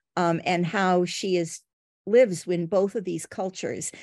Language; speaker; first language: English; early bilingual, other home language; Portuguese